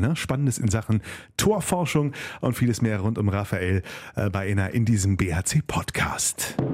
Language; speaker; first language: German; native; German